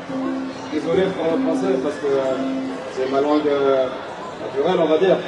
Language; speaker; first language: French; non-native, local second language; Malagasy